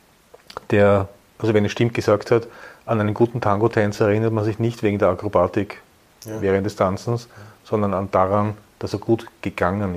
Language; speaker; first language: German; native; German